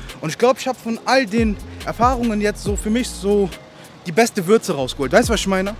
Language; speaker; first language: German; early bilingual, other home language; Persian